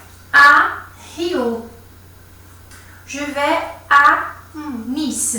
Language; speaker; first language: French; non-native, fluent; Portuguese